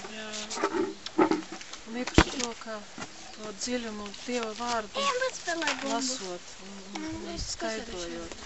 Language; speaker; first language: Latvian; native; Latvian